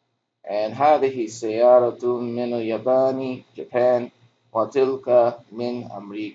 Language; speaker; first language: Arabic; non-native, fluent; English